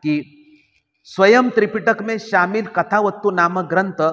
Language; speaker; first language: Hindi; non-native, local second language; Marathi